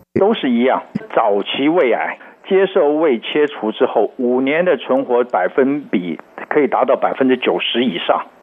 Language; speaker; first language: Chinese; native; Chinese